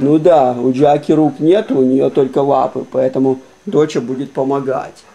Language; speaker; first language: Russian; native; Russian